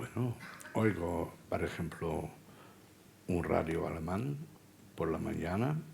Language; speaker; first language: Spanish; non-native, fluent; Dutch